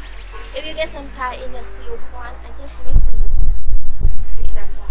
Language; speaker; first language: English; non-native, learner; Vietnamese